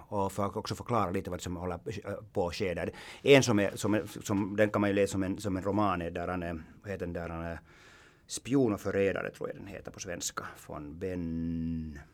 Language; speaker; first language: Swedish; non-native, local second language; Finnish